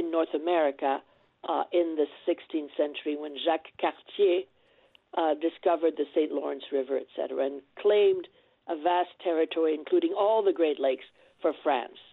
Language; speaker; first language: English; non-native, fluent; French